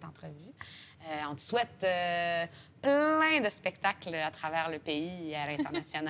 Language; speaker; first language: French; native; French